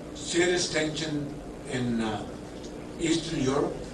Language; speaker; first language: English; non-native, local second language; Urdu